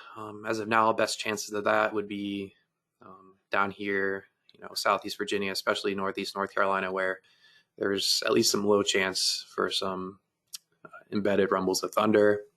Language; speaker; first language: English; native; English